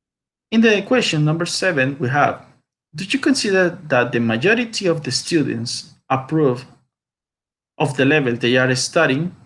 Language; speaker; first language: English; non-native, learner; Spanish